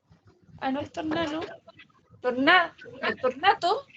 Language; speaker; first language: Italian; non-native, learner; Spanish